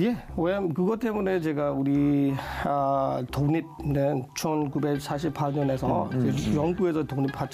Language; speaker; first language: Korean; non-native, learner; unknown